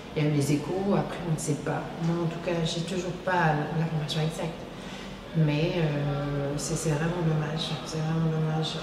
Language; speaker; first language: French; non-native, local second language; Wolof